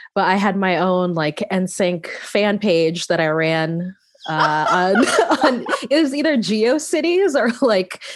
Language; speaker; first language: English; native; English